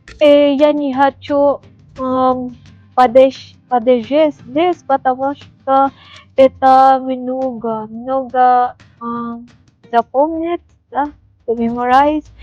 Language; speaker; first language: Russian; non-native, learner; Waray